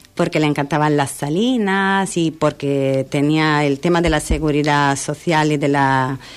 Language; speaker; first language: Spanish; non-native, fluent; Italian